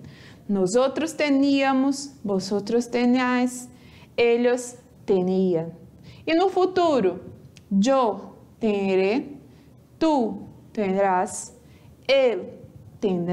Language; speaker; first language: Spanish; non-native, fluent; Portuguese